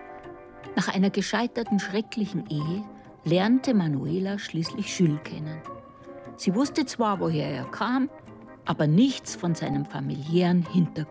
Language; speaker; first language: German; native; German